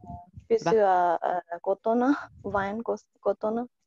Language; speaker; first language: Finnish; non-native, learner; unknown